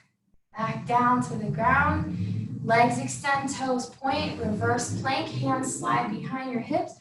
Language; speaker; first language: English; native; English